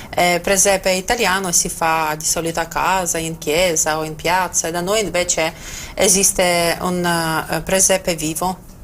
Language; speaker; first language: Italian; non-native, fluent; Ukrainian